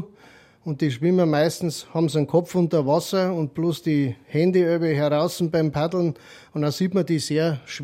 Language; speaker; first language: German; native; German